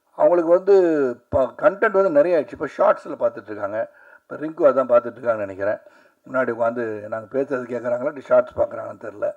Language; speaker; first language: Tamil; native; Tamil